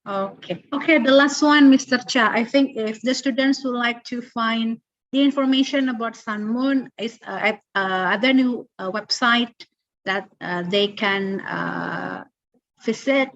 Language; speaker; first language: English; non-native, fluent; Indonesian